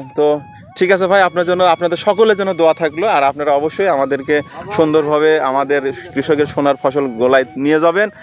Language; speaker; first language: Bangla; native; Bangla